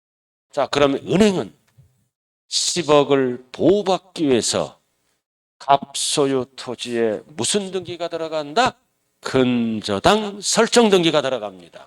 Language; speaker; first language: Korean; native; Korean